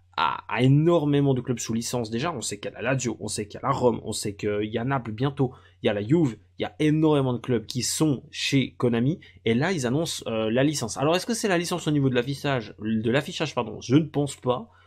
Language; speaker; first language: French; native; French